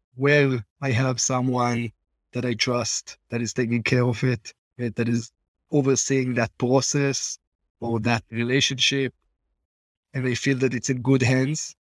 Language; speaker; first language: English; non-native, fluent; Hebrew